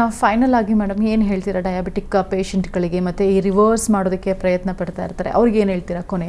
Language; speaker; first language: Kannada; native; Kannada